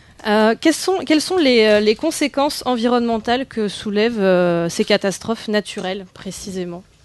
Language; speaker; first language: French; native; French